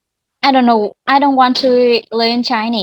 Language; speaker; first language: English; non-native, learner; Vietnamese